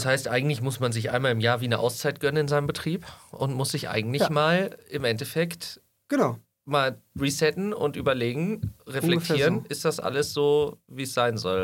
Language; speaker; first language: German; native; German